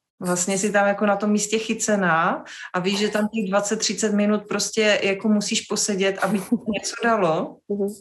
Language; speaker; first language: Czech; native; Czech